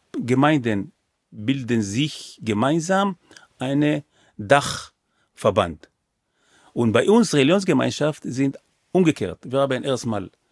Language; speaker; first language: German; non-native, fluent; Hebrew